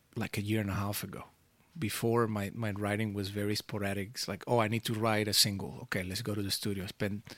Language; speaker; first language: English; early bilingual, other home language; Portuguese